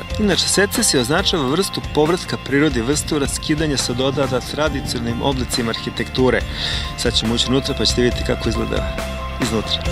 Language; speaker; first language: Serbian; native; Serbian